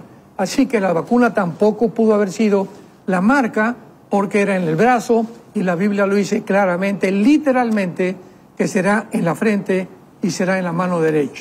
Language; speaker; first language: Spanish; native; Spanish